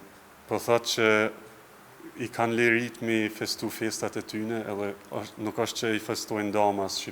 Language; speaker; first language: Albanian; native; Albanian